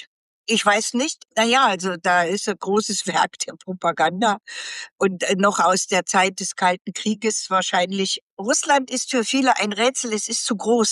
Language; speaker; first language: German; native; German